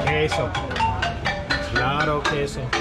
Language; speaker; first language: Spanish; non-native, learner; English